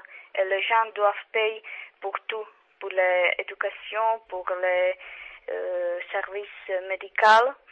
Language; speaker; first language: French; non-native, learner; Czech